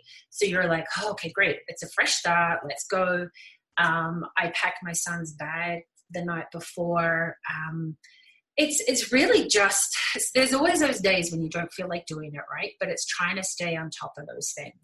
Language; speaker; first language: English; native; English